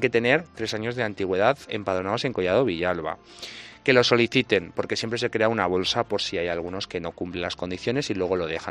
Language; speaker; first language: Spanish; native; Spanish